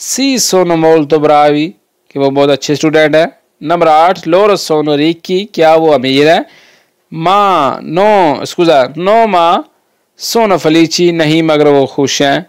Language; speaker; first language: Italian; non-native, learner; Urdu